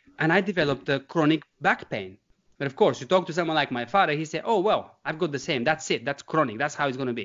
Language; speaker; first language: English; non-native, fluent; Bulgarian